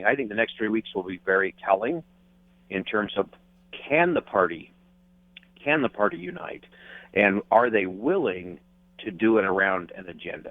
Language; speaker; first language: English; native; English